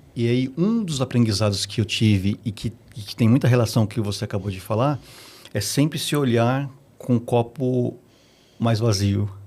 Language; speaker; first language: Portuguese; native; Portuguese